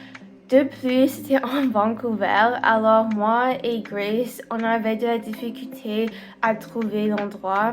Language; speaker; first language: French; non-native, learner; English